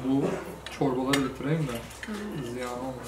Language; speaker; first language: Turkish; native; Turkish